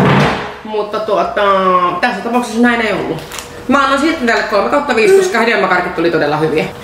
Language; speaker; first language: Finnish; native; Finnish